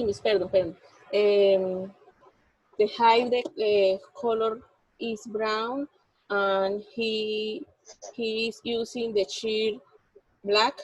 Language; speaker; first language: English; non-native, learner; Spanish